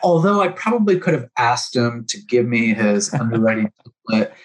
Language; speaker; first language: English; native; English